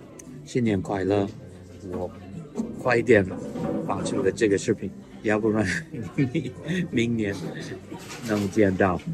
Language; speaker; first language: Chinese; non-native, learner; English